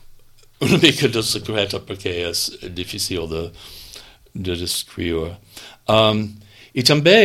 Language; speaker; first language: Catalan; non-native, learner; English